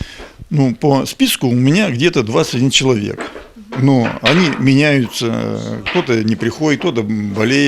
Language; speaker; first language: Russian; native; Russian